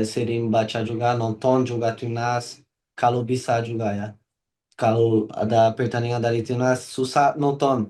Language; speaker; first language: Indonesian; non-native, learner; Portuguese